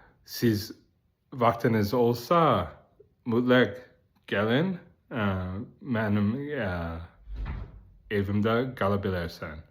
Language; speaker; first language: Turkish; non-native, learner; Azerbaijani